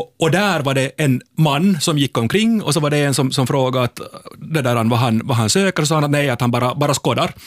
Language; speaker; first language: Swedish; native; Swedish